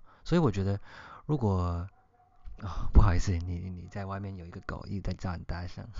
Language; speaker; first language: Chinese; early bilingual, heritage; Chinese